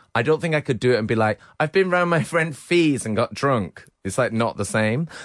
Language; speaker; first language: English; native; English